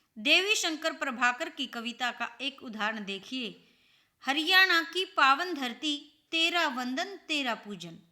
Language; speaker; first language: Hindi; native; Hindi